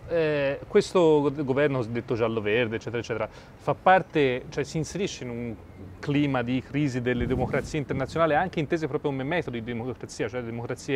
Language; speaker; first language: Italian; native; Italian